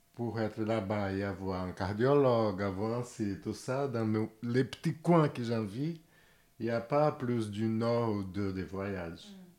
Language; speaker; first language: French; non-native, fluent; Portuguese